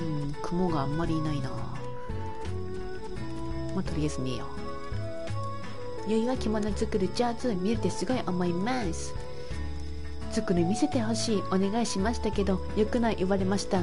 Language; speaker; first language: Japanese; native; Japanese